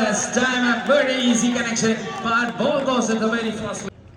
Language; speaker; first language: English; non-native, local second language; Malayalam